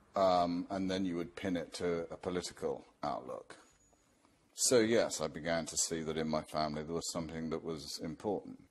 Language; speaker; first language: English; native; English